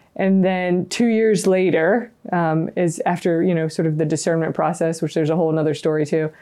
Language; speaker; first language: English; native; English